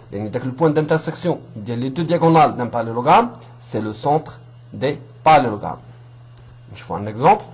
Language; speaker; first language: French; non-native, local second language; Arabic